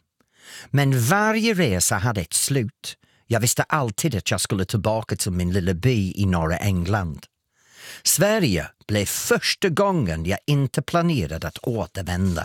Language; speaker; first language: Swedish; non-native, fluent; English